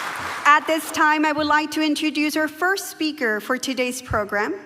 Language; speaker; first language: English; native; English